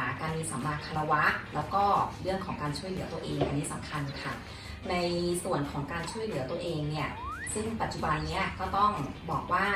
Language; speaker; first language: Thai; native; Thai